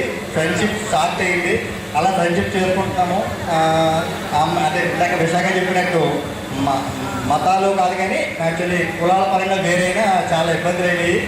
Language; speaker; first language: Telugu; native; Telugu